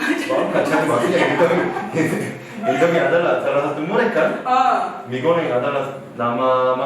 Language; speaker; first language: Indonesian; non-native, learner; Korean